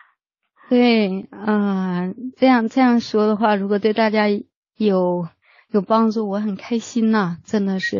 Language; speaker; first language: Chinese; native; Chinese